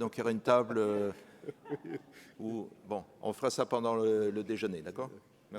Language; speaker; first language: French; native; French